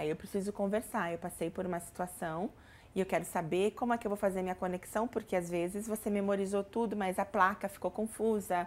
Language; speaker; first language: Portuguese; native; Portuguese